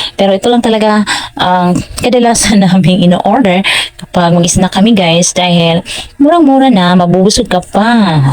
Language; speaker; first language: Filipino; non-native, local second language; Cebuano